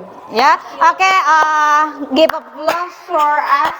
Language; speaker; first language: English; non-native, fluent; Indonesian